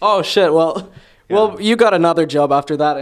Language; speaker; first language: English; non-native, fluent; Finnish